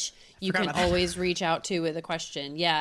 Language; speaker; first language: English; native; English